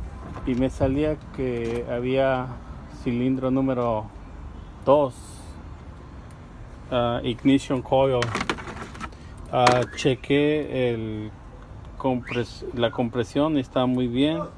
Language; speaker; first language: Spanish; native; Spanish